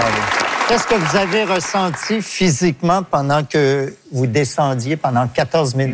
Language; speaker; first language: French; native; French